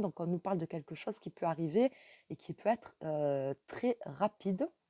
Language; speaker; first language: French; native; French